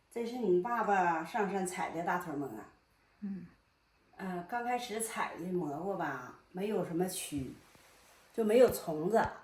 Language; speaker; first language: Chinese; native; Chinese